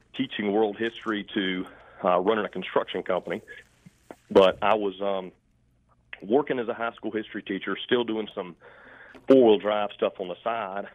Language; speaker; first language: English; native; English